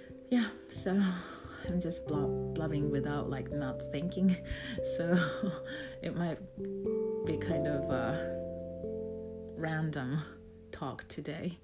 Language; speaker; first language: English; non-native, fluent; Japanese